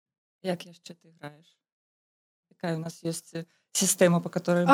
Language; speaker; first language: Belarusian; non-native, local second language; Russian